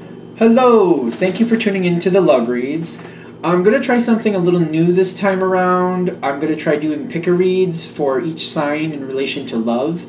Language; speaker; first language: English; native; English